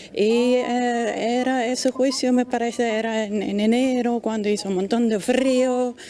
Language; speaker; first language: Spanish; non-native, fluent; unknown